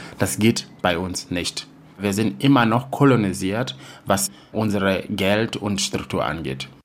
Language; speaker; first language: German; non-native, fluent; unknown